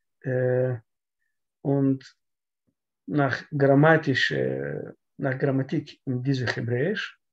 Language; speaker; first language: German; non-native, learner; Russian